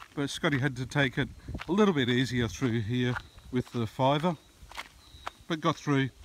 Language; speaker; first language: English; native; English